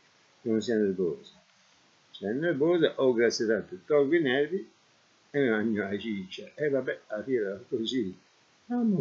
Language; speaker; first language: Italian; native; Italian